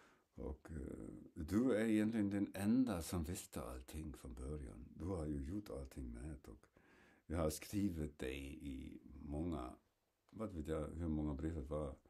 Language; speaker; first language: Swedish; non-native, fluent; German